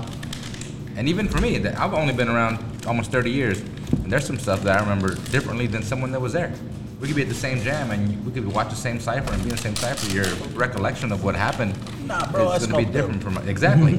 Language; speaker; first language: English; early bilingual, other home language; Spanish